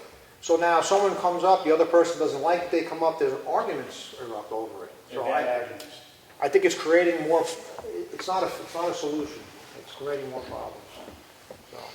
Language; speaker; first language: English; native; English